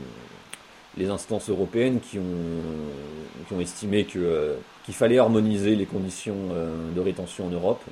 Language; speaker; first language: French; native; French